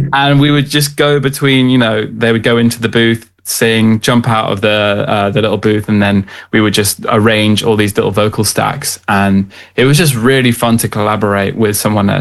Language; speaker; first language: English; native; English